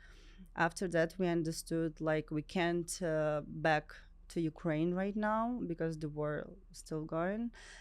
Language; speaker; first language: English; non-native, learner; Ukrainian